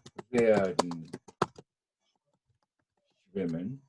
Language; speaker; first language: German; non-native, fluent; English